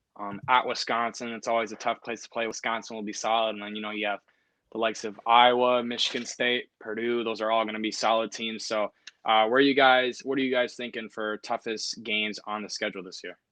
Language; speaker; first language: English; native; English